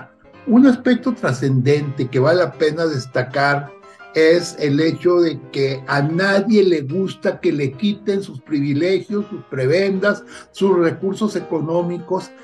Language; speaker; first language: Spanish; native; Spanish